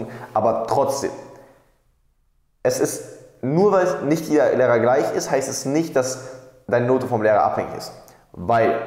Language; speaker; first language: German; native; German